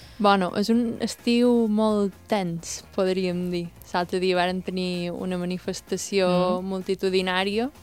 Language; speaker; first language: Catalan; native; Catalan